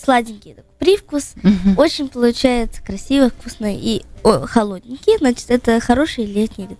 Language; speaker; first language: Russian; early bilingual, heritage; Russian